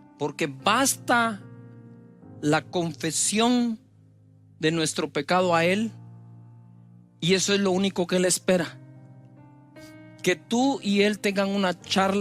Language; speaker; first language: Spanish; native; Spanish